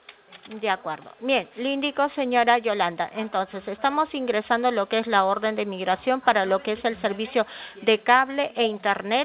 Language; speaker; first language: Spanish; native; Spanish